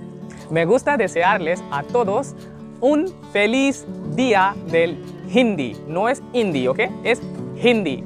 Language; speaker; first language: Spanish; non-native, learner; Hindi